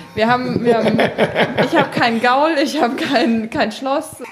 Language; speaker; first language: German; native; German